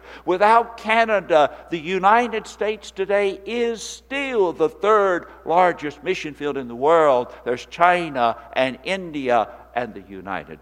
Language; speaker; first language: English; native; English